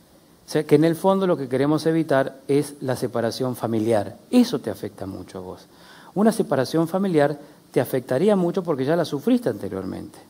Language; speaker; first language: Spanish; native; Spanish